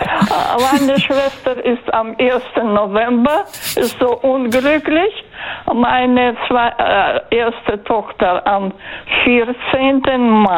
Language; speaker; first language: German; non-native, fluent; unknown